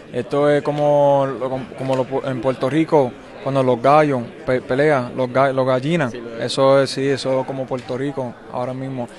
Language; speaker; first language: Spanish; early bilingual, heritage; English